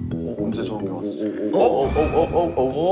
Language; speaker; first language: Korean; native; Korean